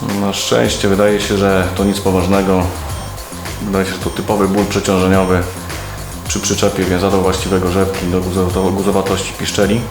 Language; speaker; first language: Polish; native; Polish